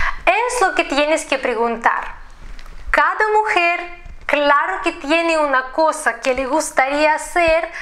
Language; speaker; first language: Spanish; non-native, fluent; Russian